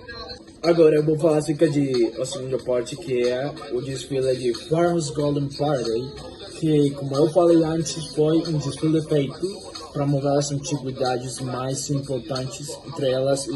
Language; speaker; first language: Portuguese; non-native, fluent; Spanish